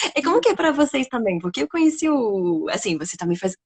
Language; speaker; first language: Portuguese; non-native, fluent; English